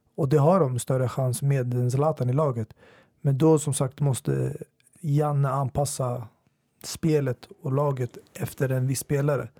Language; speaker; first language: Swedish; native; Swedish